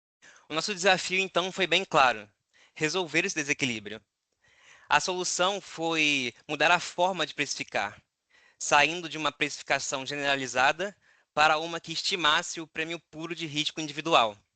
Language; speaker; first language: Portuguese; native; Portuguese